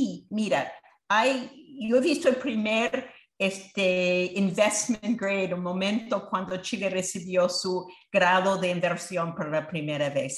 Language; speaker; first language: Spanish; non-native, fluent; English